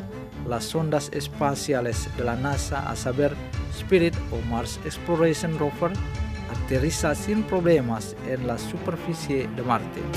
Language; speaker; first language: Spanish; non-native, fluent; Indonesian